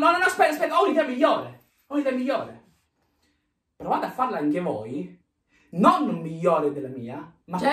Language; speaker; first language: Italian; native; Italian